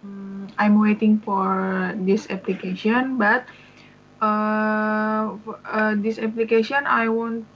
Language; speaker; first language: English; non-native, learner; Indonesian